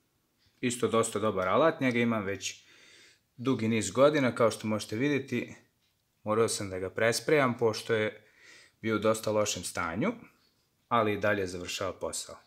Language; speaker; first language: Serbian; native; Serbian